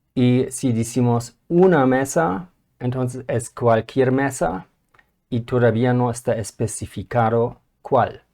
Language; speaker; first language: Spanish; non-native, fluent; German